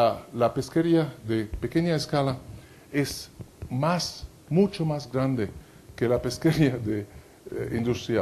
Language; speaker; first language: Spanish; non-native, fluent; French